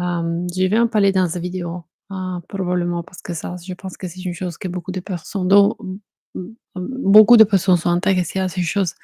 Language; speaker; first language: French; non-native, fluent; Italian